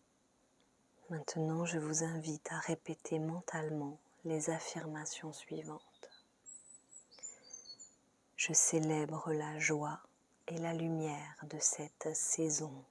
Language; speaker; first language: French; native; French